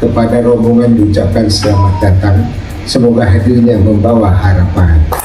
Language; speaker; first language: Indonesian; native; Indonesian